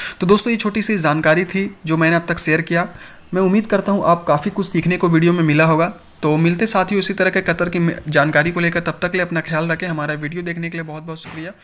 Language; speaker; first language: Hindi; native; Hindi